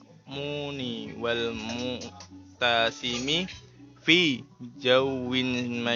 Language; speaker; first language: Arabic; non-native, learner; Indonesian